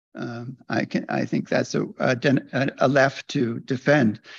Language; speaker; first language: English; native; English